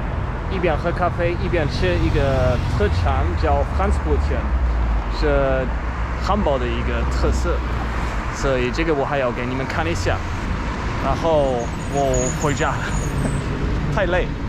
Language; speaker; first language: Chinese; non-native, fluent; German